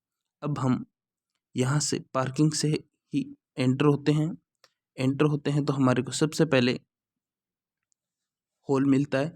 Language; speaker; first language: Hindi; native; Hindi